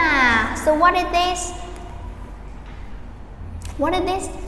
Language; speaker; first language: English; non-native, fluent; Vietnamese